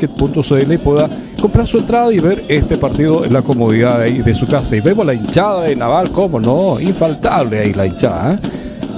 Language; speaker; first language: Spanish; native; Spanish